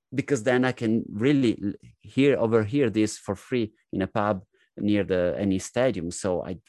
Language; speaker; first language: English; non-native, fluent; Italian